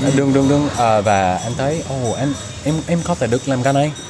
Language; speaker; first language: Vietnamese; non-native, learner; English